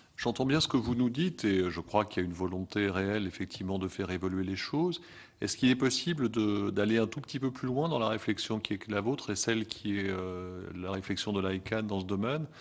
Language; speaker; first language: French; native; French